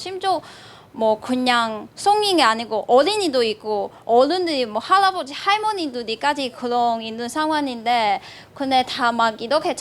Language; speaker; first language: Korean; non-native, learner; Cantonese